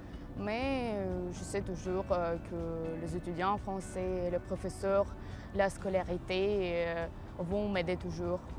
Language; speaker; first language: French; non-native, learner; Ukrainian